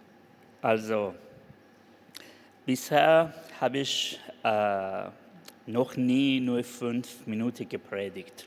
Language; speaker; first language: German; non-native, fluent; Persian